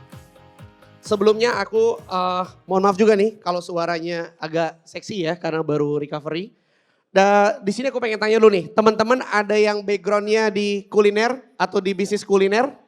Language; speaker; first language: Indonesian; native; Indonesian